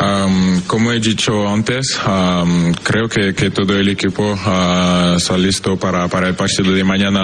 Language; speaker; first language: Spanish; non-native, fluent; French